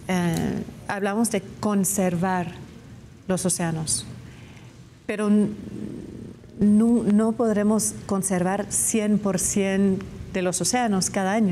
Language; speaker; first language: Spanish; non-native, fluent; English